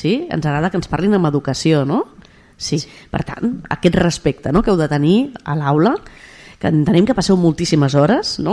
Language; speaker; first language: Catalan; native; Catalan